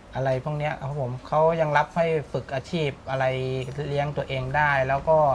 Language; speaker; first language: Thai; native; Thai